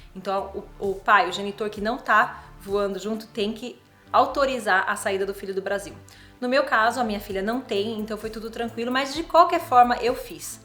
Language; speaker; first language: Portuguese; native; Portuguese